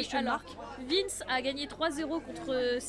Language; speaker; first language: French; native; French